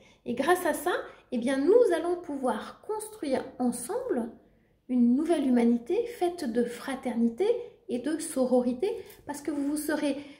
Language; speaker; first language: French; native; French